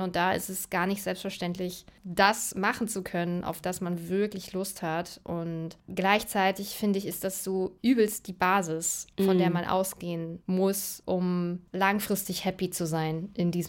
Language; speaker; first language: German; native; German